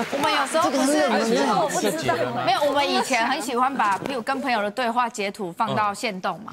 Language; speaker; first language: Chinese; native; Chinese